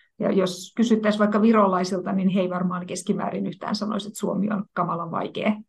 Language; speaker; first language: Finnish; native; Finnish